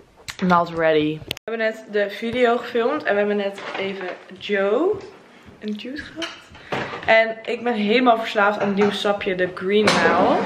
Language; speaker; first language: Dutch; native; Dutch